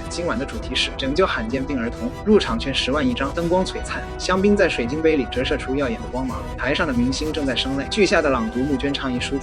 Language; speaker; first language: Chinese; native; Chinese